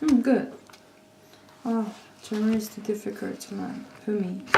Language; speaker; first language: English; non-native, learner; Korean